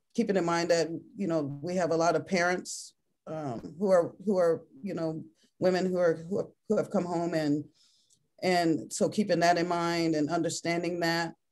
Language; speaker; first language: English; native; English